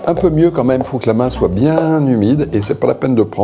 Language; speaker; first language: French; native; French